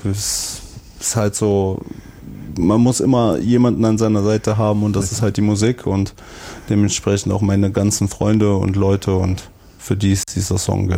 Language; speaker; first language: German; native; German